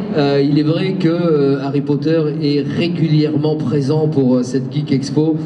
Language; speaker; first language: French; native; French